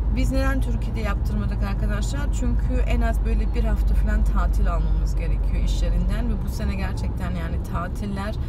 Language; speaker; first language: Turkish; early bilingual, heritage; Turkish